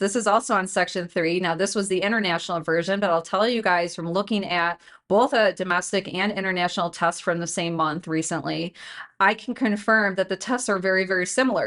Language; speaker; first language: English; native; English